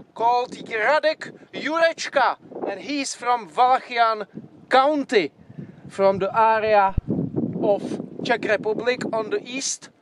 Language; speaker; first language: English; non-native, fluent; Czech